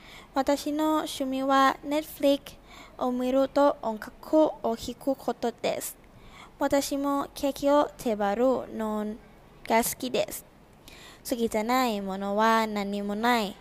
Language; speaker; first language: Japanese; non-native, learner; Thai